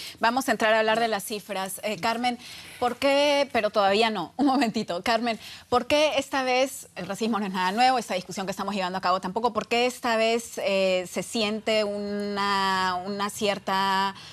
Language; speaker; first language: Spanish; native; Spanish